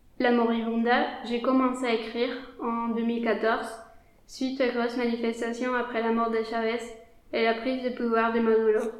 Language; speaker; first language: French; non-native, fluent; Spanish